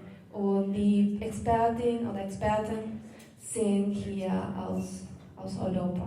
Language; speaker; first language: German; non-native, learner; Spanish